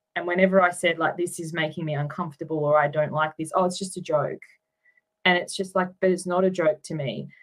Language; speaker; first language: English; native; English